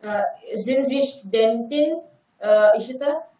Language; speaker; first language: German; non-native, learner; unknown